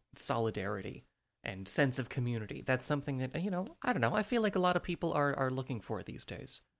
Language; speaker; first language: English; native; English